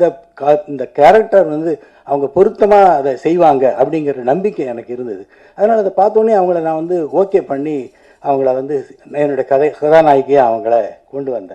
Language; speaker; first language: Tamil; native; Tamil